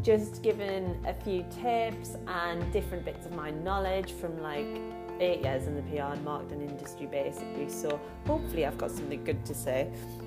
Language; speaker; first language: English; native; English